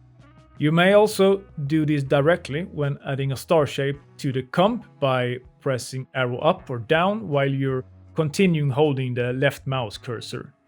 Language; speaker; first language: English; non-native, fluent; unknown